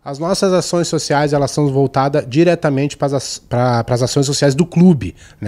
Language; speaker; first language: Portuguese; native; Portuguese